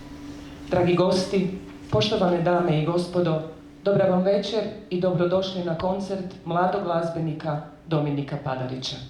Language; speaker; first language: Bosnian; native; Bosnian